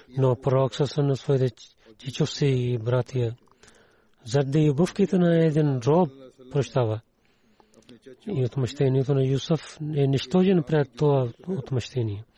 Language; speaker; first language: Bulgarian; non-native, learner; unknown